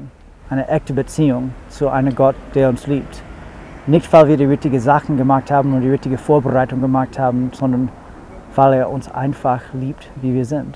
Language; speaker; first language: German; non-native, fluent; English